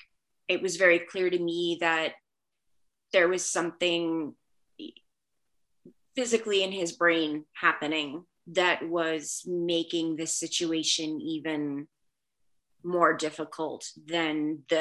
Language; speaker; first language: English; early bilingual, other home language; Spanish